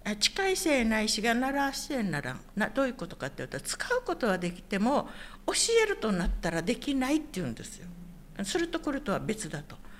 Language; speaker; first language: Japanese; non-native, local second language; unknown